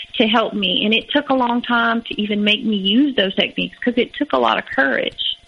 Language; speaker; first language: English; native; English